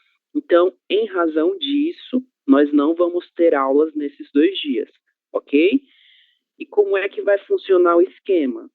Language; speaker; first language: Portuguese; native; Portuguese